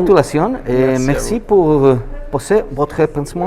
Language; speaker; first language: French; non-native, learner; Spanish